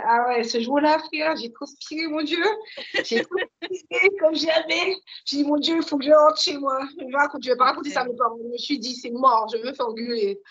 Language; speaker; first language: French; native; French